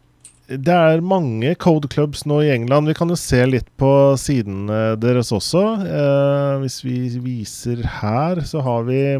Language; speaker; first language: Norwegian; native; Norwegian